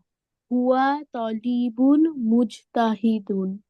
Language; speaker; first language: Arabic; non-native, learner; Bangla